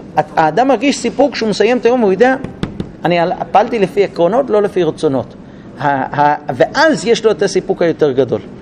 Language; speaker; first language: Hebrew; non-native, fluent; English